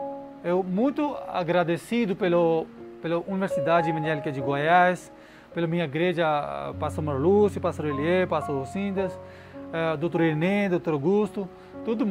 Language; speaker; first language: Portuguese; non-native, learner; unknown